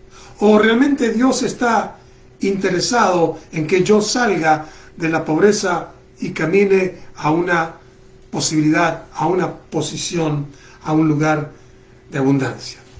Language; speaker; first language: Spanish; native; Spanish